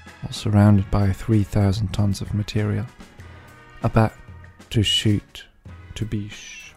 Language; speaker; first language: English; non-native, fluent; German